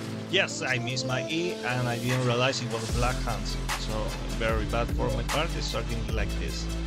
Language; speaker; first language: English; non-native, learner; Spanish